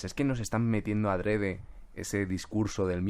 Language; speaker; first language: Spanish; native; Spanish